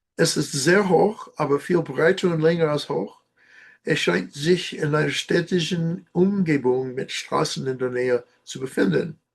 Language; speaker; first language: German; non-native, learner; English